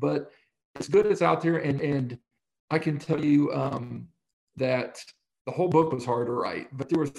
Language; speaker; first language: English; native; English